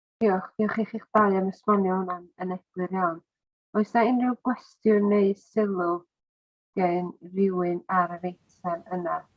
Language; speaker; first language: Welsh; native; Welsh